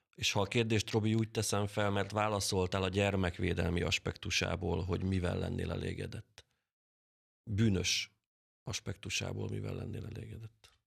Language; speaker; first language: Hungarian; native; Hungarian